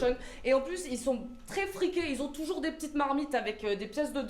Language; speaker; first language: French; native; French